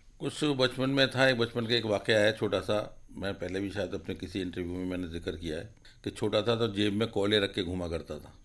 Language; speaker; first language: Hindi; native; Hindi